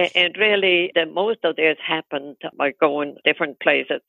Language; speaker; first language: English; non-native, fluent; Icelandic